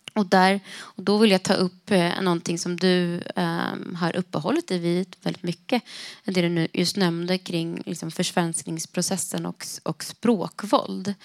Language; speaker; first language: Swedish; native; Swedish